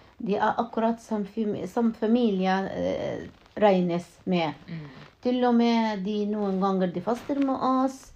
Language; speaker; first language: Norwegian; non-native, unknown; Arabic